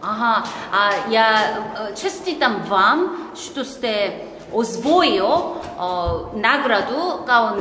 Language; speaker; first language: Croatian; non-native, learner; Korean